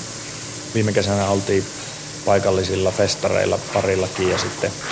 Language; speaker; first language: Finnish; native; Finnish